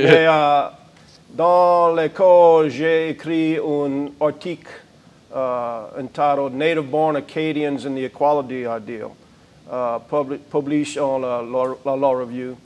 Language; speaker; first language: French; non-native, learner; English